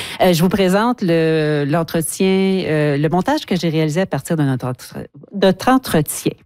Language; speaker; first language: French; native; French